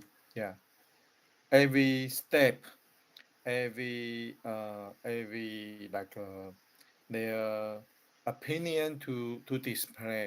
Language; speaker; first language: English; non-native, learner; Chinese